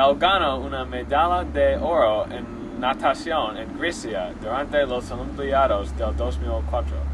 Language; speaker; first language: Spanish; non-native, learner; English